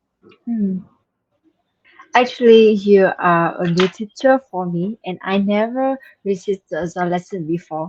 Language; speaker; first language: English; non-native, learner; Vietnamese